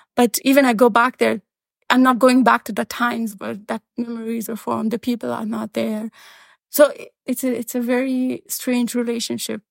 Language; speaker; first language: English; non-native, fluent; Pashto